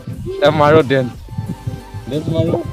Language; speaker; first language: Hindi; non-native, local second language; Assamese